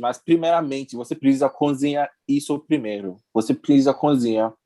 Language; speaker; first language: Portuguese; non-native, learner; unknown